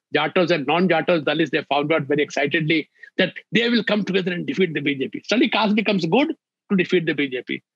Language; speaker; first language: English; non-native, local second language; Hindi